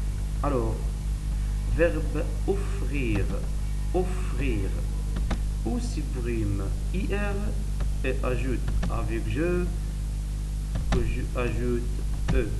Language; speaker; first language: French; non-native, learner; Arabic